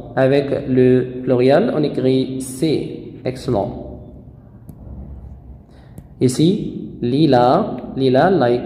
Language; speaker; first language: French; non-native, fluent; Arabic